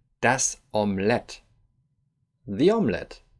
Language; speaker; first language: German; native; German